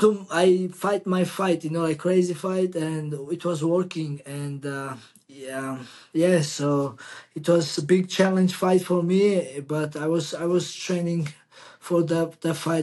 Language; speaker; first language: English; non-native, learner; Georgian